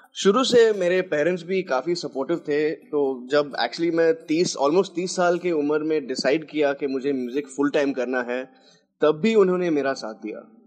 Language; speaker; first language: Hindi; non-native, local second language; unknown